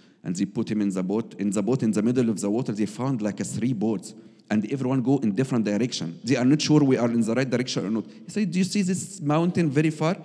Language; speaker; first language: English; non-native, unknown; Arabic